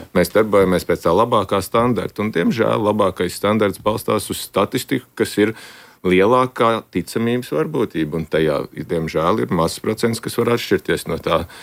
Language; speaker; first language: Latvian; native; Latvian